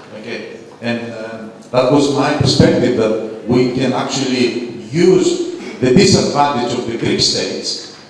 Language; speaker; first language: English; non-native, fluent; Greek